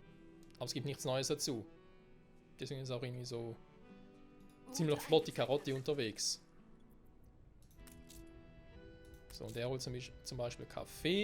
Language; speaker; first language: German; native; German